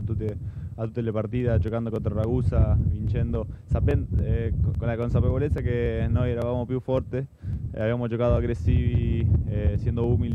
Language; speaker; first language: Italian; non-native, fluent; Spanish